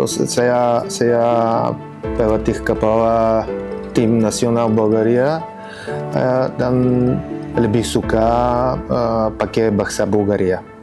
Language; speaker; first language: Indonesian; non-native, learner; Bulgarian